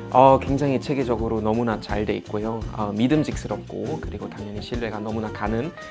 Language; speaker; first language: Korean; non-native, fluent; German